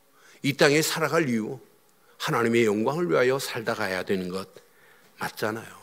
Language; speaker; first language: Korean; native; Korean